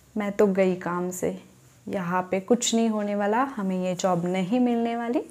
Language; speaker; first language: Hindi; non-native, local second language; Marathi